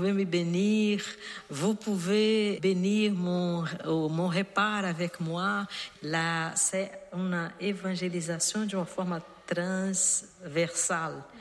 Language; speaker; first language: French; non-native, learner; Portuguese